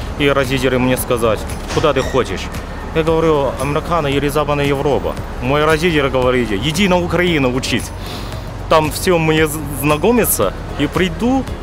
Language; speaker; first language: Ukrainian; non-native, learner; Chinese